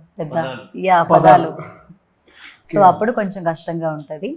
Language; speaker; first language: Telugu; non-native, learner; Malayalam